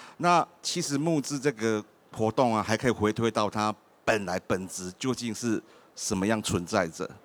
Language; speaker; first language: Chinese; native; Chinese